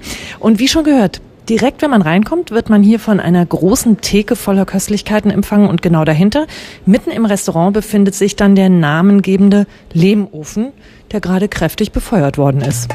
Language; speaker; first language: German; native; German